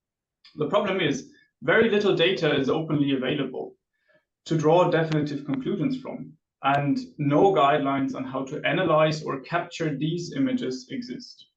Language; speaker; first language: English; non-native, fluent; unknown